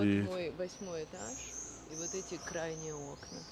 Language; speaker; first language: Russian; native; Russian